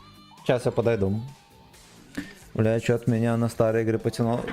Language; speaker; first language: Russian; native; Russian